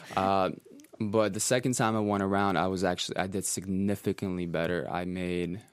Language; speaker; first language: English; native; English